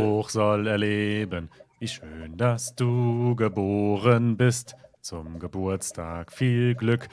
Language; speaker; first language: German; native; German